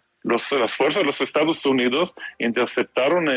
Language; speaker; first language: Spanish; non-native, fluent; Hebrew